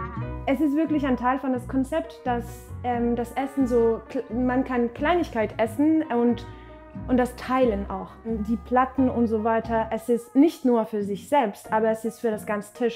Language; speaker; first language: German; non-native, fluent; French